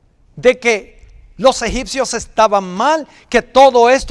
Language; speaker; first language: Spanish; native; Spanish